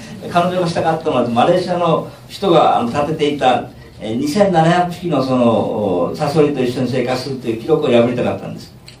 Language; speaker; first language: Japanese; native; Japanese